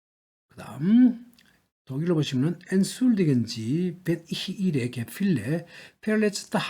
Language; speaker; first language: German; non-native, learner; Korean